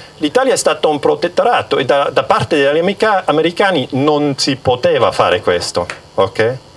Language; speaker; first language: Italian; non-native, local second language; German